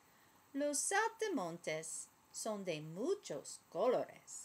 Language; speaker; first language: Spanish; non-native, learner; English